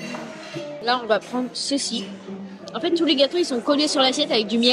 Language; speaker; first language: French; native; French